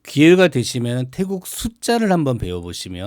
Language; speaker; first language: Korean; native; Korean